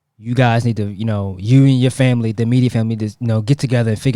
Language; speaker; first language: English; native; English